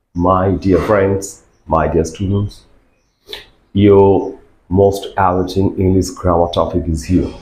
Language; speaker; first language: English; non-native, local second language; Bangla